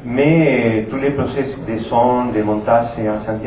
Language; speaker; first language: French; non-native, fluent; Spanish